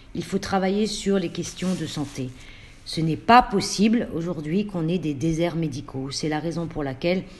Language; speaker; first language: French; native; French